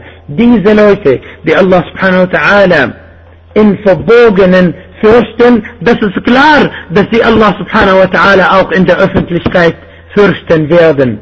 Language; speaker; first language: German; non-native, fluent; Arabic